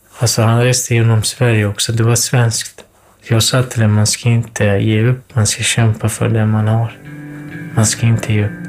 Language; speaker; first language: Swedish; non-native, fluent; Kurdish